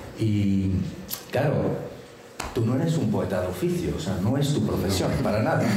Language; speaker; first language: Spanish; native; Spanish